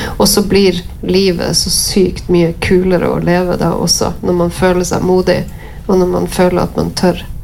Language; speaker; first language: Norwegian; native; Norwegian